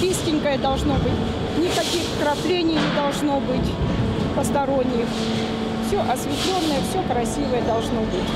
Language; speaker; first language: Russian; native; Russian